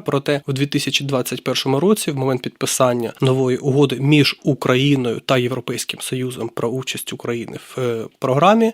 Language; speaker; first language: Ukrainian; native; Ukrainian